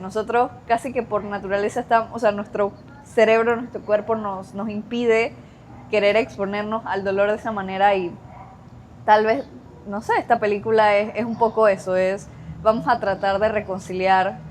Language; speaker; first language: Spanish; native; Spanish